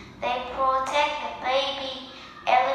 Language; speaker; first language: English; non-native, learner; Vietnamese